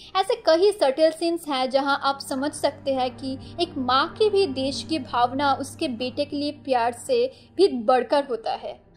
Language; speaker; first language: Hindi; non-native, local second language; Bangla